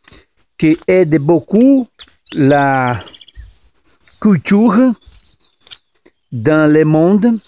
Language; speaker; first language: French; non-native, learner; Portuguese